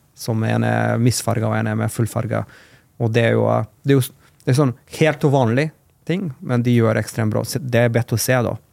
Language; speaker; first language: Norwegian; non-native, fluent; Macedonian